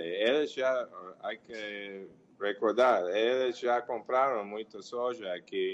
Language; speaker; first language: Portuguese; non-native, fluent; English